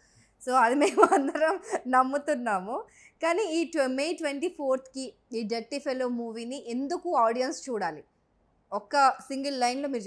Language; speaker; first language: Telugu; native; Telugu